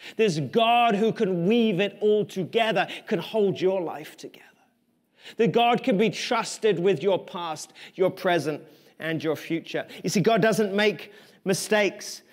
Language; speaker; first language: English; native; English